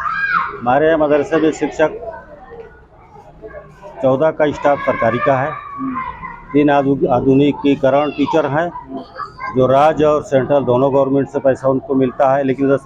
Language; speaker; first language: Hindi; native; Hindi